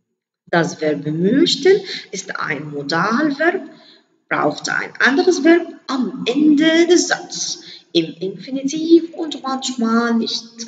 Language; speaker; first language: German; non-native, learner; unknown